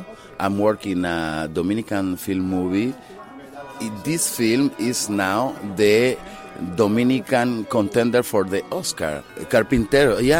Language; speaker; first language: English; non-native, learner; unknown